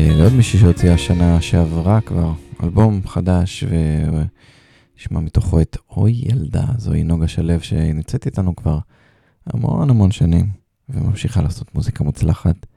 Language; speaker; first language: Hebrew; native; Hebrew